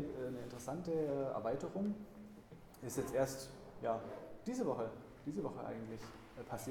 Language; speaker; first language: German; native; German